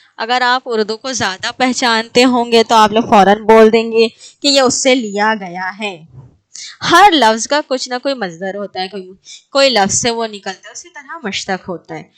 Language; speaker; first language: Urdu; native; Urdu